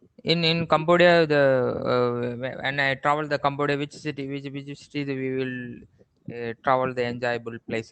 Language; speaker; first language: English; non-native, learner; Tamil